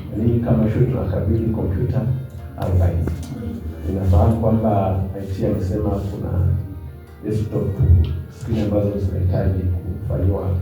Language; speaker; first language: Swahili; native; Swahili